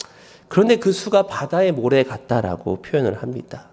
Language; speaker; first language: Korean; native; Korean